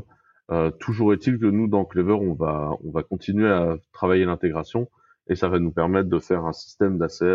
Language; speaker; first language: French; native; French